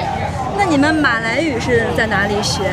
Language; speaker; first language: Chinese; native; Chinese